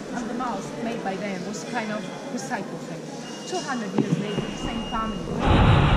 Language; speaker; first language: English; non-native, fluent; Spanish